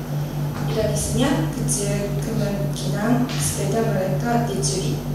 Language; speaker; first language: Indonesian; non-native, learner; Japanese